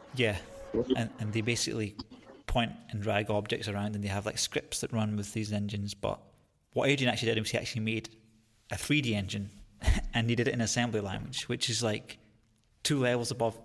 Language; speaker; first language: English; native; English